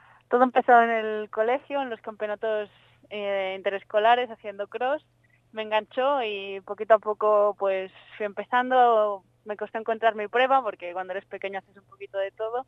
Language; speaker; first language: Spanish; native; Spanish